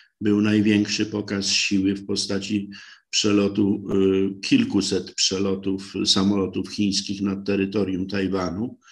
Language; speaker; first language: Polish; native; Polish